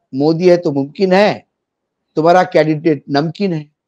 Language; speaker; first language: Hindi; non-native, local second language; Marathi